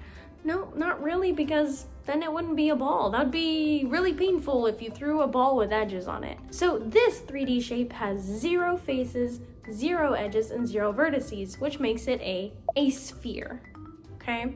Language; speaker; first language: English; native; English